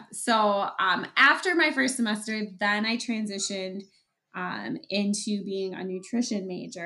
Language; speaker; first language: English; native; English